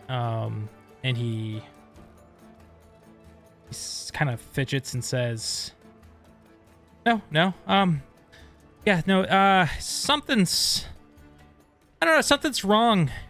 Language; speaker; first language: English; native; English